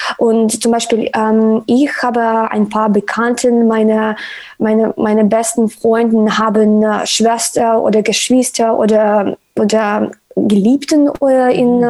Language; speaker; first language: German; non-native, learner; Ukrainian